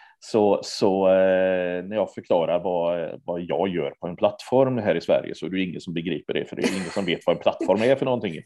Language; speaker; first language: Swedish; native; Swedish